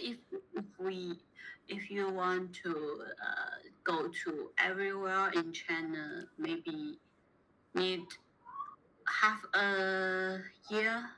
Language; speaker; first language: English; non-native, learner; Chinese